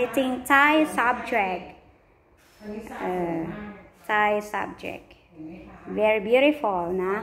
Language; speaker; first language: English; non-native, local second language; Filipino